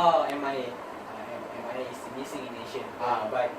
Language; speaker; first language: English; non-native, learner; Malay